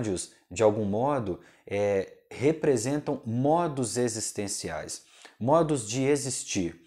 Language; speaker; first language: Portuguese; native; Portuguese